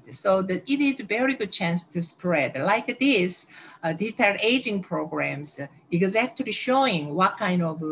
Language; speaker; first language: English; non-native, learner; Korean